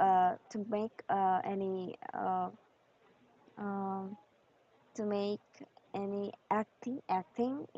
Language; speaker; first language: English; non-native, learner; Korean